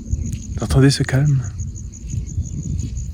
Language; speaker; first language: French; native; French